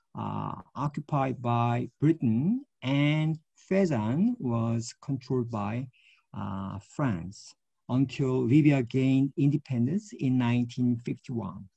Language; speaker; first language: English; non-native, fluent; Korean